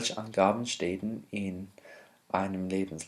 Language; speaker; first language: German; non-native, fluent; English